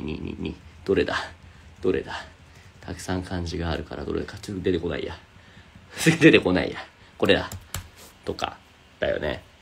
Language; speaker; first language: Japanese; native; Japanese